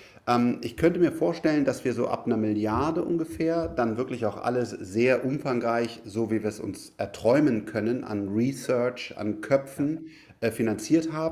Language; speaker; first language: German; native; German